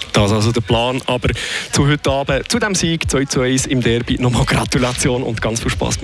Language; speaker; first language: German; native; German